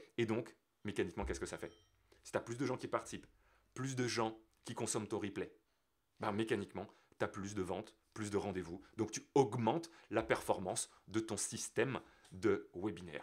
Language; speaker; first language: French; native; French